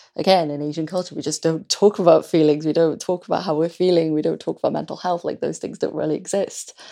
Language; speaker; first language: English; native; English